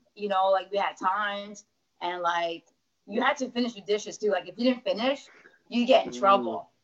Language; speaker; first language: English; early bilingual, other home language; Russian